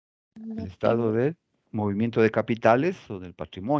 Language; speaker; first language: Spanish; native; Spanish